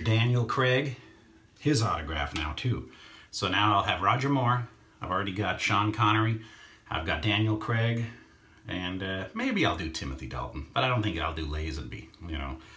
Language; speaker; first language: English; native; English